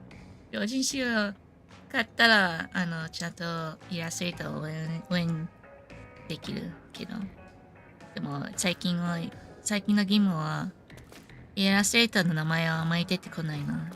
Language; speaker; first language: Japanese; non-native, fluent; English